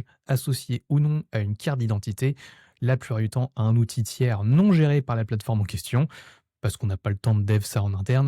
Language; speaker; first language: French; native; French